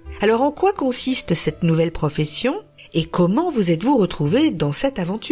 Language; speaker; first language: French; native; French